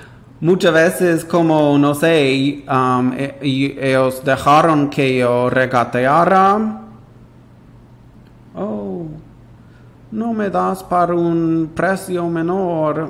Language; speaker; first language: Spanish; non-native, fluent; English